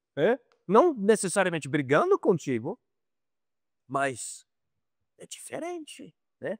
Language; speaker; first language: Portuguese; non-native, fluent; English